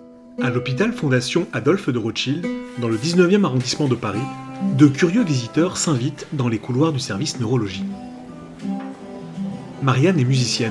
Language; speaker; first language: French; native; French